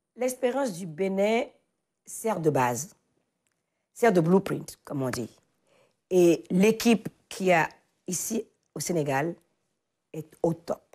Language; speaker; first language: French; non-native, local second language; Fon